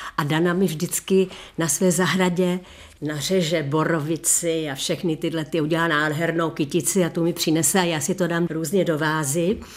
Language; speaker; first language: Czech; native; Czech